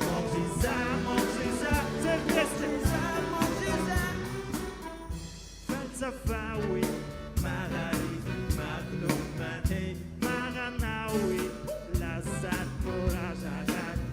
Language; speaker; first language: Russian; non-native, local second language; Bashkir